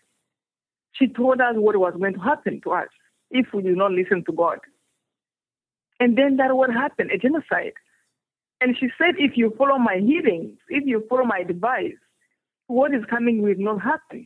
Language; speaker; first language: English; non-native, local second language; Kinyarwanda